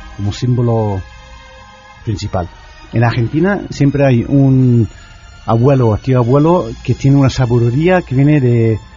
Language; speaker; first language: Spanish; non-native, fluent; English